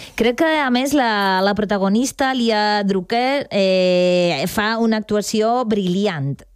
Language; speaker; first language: Catalan; native; Catalan